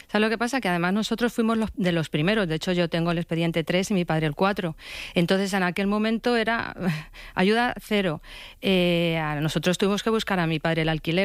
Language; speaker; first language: Spanish; native; Spanish